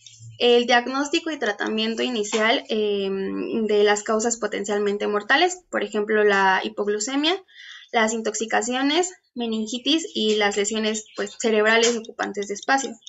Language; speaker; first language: Spanish; native; Spanish